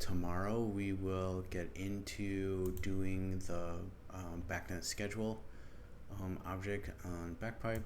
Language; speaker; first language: English; native; English